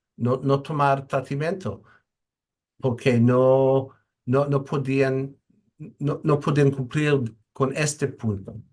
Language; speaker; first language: Spanish; non-native, fluent; English